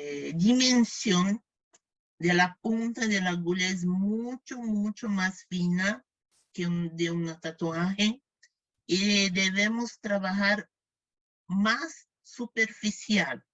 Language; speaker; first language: Spanish; non-native, fluent; Portuguese